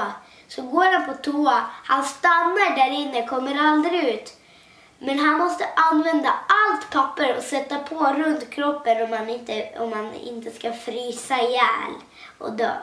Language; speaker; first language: Swedish; non-native, local second language; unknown